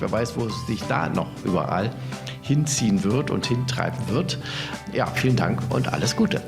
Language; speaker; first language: German; native; German